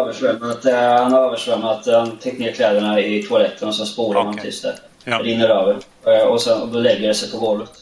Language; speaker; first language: Swedish; non-native, fluent; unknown